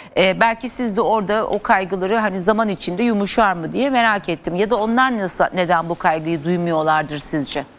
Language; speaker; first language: Turkish; native; Turkish